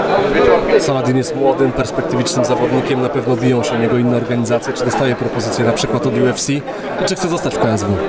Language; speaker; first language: Polish; native; Polish